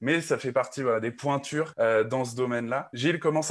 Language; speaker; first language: French; native; French